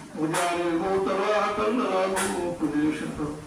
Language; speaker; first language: Arabic; non-native, learner; Bangla